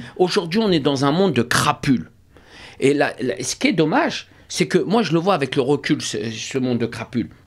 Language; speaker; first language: French; native; French